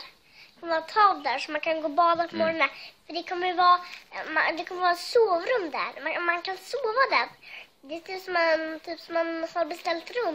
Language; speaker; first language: Swedish; early bilingual, other home language; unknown